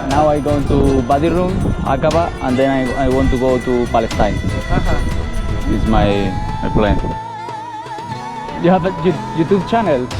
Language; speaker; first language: English; non-native, learner; Spanish